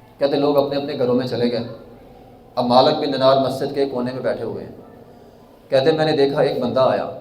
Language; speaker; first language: Urdu; non-native, local second language; Punjabi